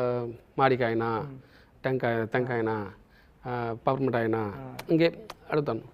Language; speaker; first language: Telugu; non-native, learner; Tamil